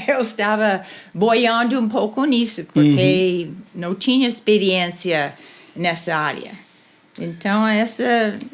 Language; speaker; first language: Portuguese; non-native, fluent; English